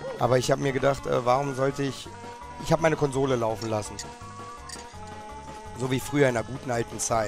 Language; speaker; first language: German; native; German